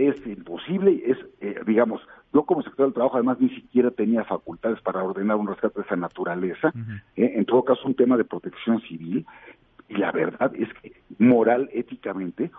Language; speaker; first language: Spanish; native; Spanish